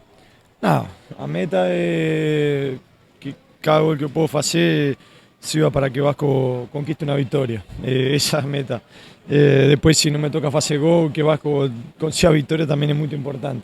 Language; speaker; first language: Portuguese; non-native, fluent; Spanish